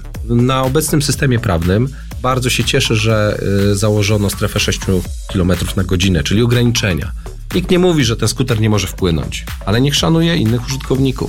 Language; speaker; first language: Polish; native; Polish